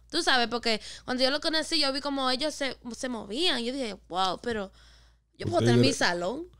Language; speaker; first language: Spanish; native; Spanish